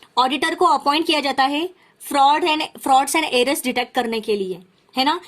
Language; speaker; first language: Hindi; non-native, local second language; Marathi